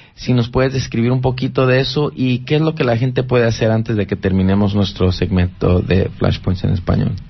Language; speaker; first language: Spanish; early bilingual, heritage; Spanish